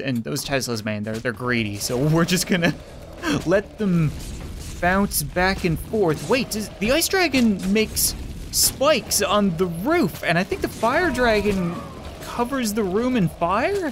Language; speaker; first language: English; native; English